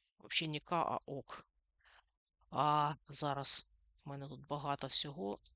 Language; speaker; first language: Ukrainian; non-native, local second language; Russian